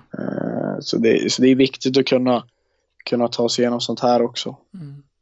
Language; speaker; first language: Swedish; native; Swedish